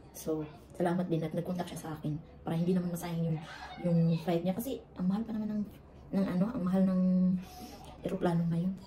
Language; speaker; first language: Filipino; native; Filipino